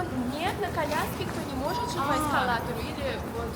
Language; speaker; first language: Russian; native; Russian